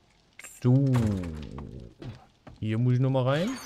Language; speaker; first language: German; native; German